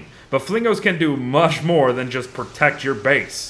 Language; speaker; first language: English; native; English